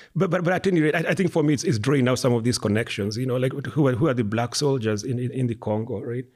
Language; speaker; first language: English; non-native, local second language; Kikuyu